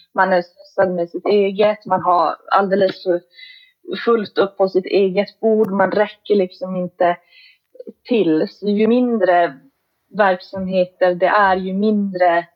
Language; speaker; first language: Swedish; native; Swedish